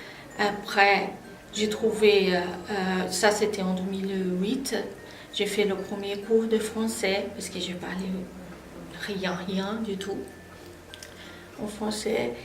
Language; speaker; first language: French; non-native, fluent; Portuguese